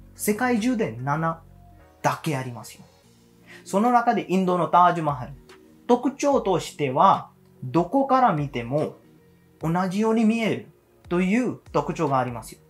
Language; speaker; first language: Japanese; non-native, learner; Hindi